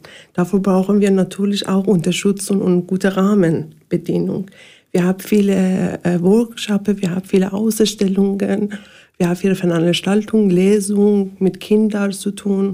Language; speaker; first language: German; non-native, learner; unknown